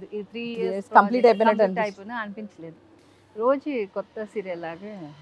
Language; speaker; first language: Telugu; non-native, local second language; Tamil